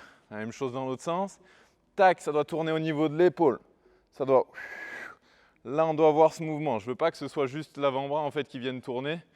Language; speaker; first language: French; native; French